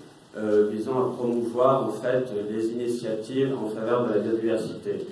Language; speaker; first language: French; native; French